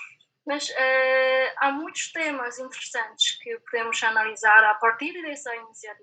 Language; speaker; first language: Portuguese; non-native, fluent; Chinese